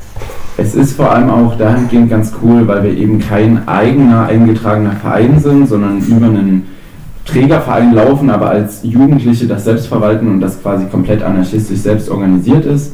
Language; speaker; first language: German; native; German